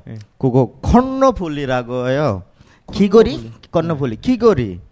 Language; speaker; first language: Korean; non-native, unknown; Bangla